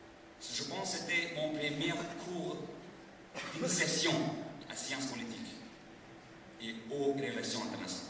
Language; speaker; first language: French; non-native, fluent; Lithuanian